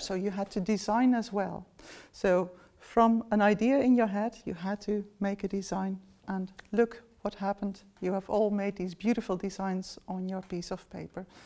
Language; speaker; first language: English; non-native, fluent; Dutch